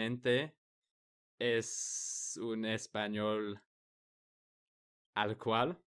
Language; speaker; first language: Spanish; non-native, learner; English